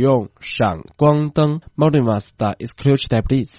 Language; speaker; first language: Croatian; non-native, fluent; Chinese